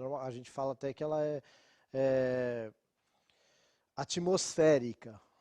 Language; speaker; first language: Portuguese; native; Portuguese